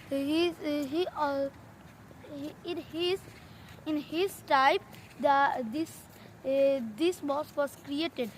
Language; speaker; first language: English; non-native, local second language; Bangla